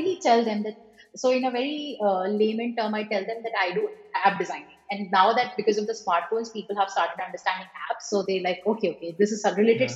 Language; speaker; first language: English; non-native, local second language; Hindi